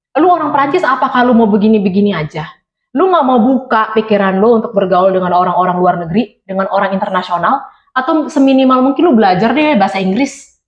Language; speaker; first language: Indonesian; native; Indonesian